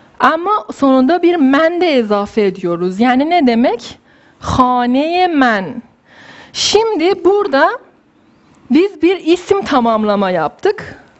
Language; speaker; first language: Turkish; non-native, fluent; Persian